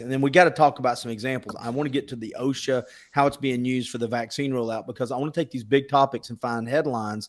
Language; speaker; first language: English; native; English